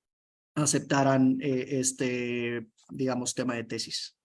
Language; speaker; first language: Spanish; native; Spanish